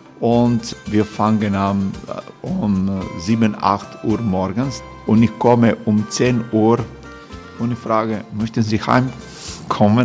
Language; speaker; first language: German; non-native, learner; Croatian